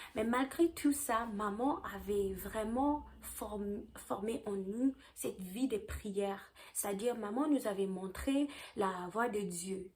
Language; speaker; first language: French; early bilingual, heritage; French